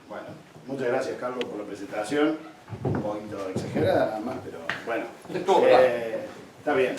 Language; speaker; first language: Spanish; native; Spanish